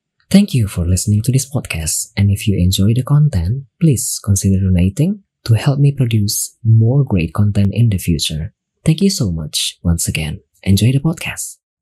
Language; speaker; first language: English; non-native, fluent; Indonesian